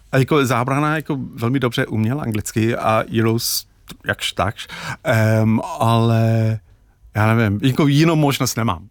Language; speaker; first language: Czech; non-native, fluent; English